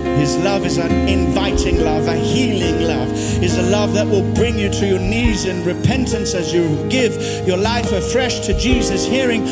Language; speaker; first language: English; native; English